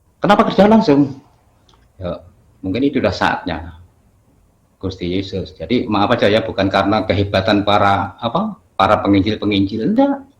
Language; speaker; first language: Indonesian; non-native, local second language; Javanese